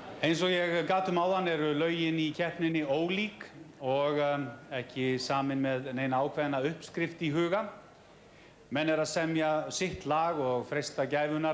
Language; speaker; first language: Icelandic; native; Icelandic